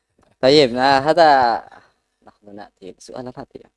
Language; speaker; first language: Arabic; non-native, learner; Indonesian